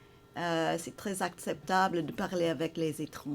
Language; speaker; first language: French; non-native, fluent; English